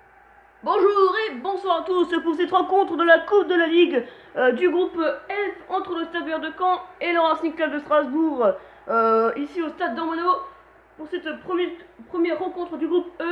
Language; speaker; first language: French; native; French